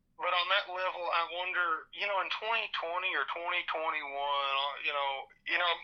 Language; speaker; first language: English; native; English